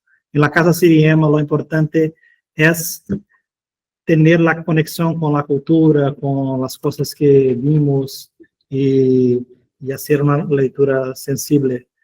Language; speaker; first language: Spanish; non-native, fluent; Portuguese